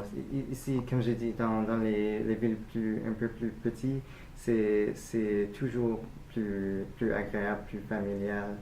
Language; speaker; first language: French; non-native, fluent; English